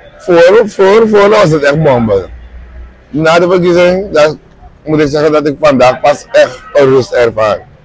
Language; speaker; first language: Dutch; native; Dutch